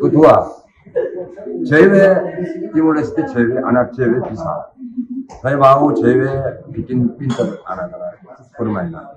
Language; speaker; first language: Indonesian; non-native, learner; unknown